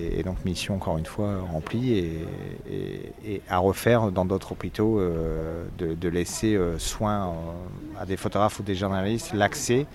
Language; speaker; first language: French; native; French